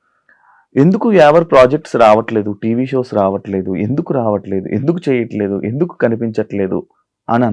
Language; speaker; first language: Telugu; native; Telugu